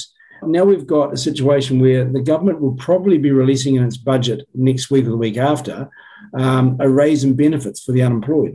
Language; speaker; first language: English; native; English